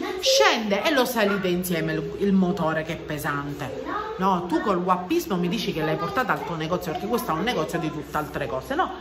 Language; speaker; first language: Italian; early bilingual, other home language; English